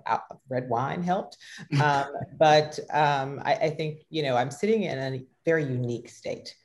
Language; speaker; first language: English; native; English